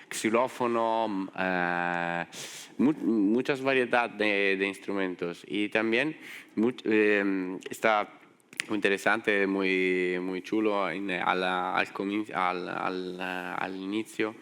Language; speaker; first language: Spanish; non-native, fluent; Italian